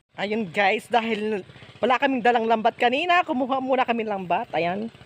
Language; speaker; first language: Filipino; native; Filipino